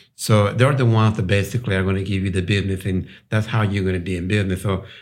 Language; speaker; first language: English; non-native, fluent; Spanish